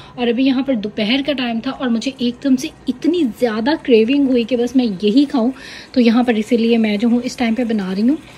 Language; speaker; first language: Urdu; native; Urdu